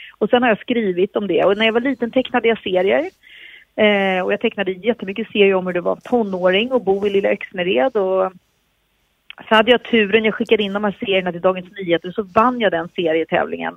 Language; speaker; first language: Swedish; native; Swedish